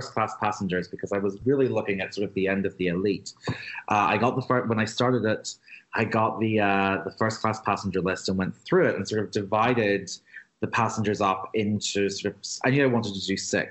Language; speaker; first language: English; native; English